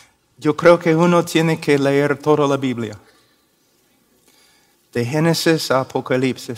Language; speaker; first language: Spanish; non-native, fluent; English